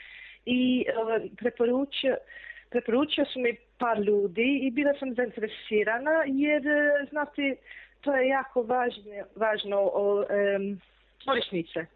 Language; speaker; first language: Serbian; non-native, fluent; English